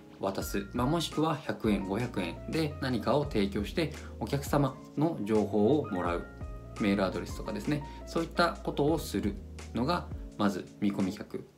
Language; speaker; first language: Japanese; native; Japanese